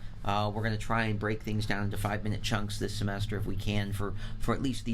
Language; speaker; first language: English; native; English